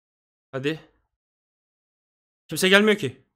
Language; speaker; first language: Turkish; native; Turkish